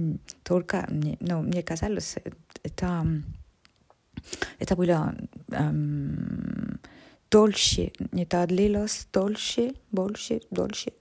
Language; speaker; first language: Russian; non-native, learner; French